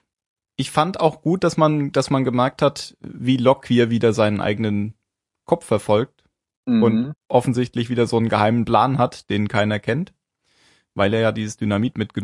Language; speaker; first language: German; native; German